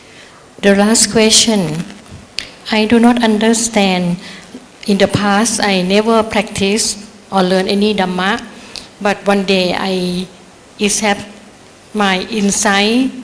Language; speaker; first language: English; non-native, learner; Thai